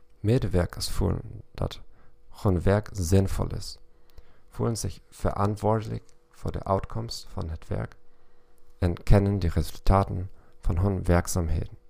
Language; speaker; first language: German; non-native, learner; Dutch